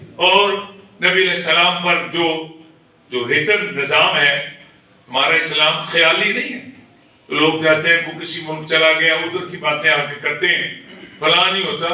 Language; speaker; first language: Urdu; non-native, local second language; Punjabi